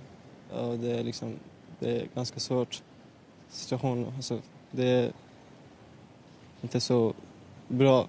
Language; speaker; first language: Swedish; non-native, learner; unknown